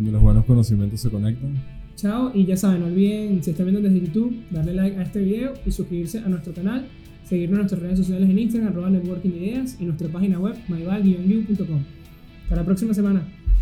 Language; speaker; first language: Spanish; native; Spanish